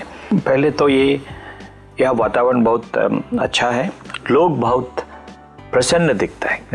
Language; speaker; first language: Hindi; non-native, local second language; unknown